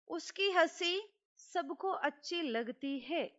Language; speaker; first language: Hindi; non-native, local second language; Kannada